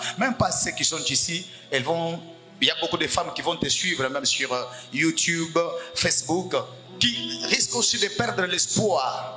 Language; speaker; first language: French; non-native, local second language; Lingala